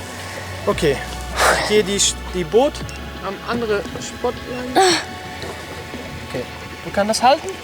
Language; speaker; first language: German; non-native, learner; Dutch